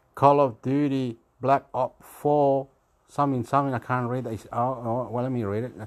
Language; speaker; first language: English; non-native, fluent; Spanish